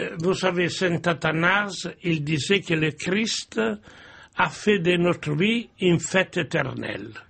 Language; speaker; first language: French; non-native, fluent; Italian